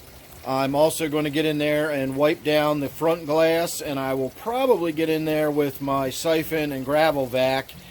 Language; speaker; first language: English; native; English